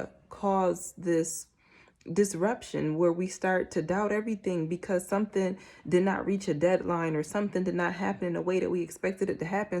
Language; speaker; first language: English; native; English